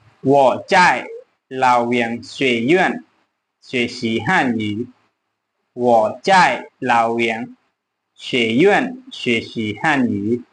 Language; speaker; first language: Chinese; non-native, learner; Lao